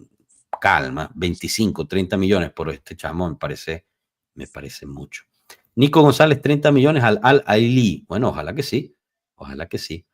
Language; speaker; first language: Spanish; native; Spanish